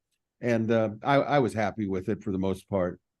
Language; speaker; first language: English; native; English